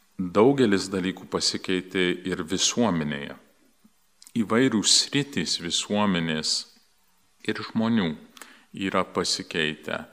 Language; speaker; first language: Lithuanian; early bilingual, heritage; Lithuanian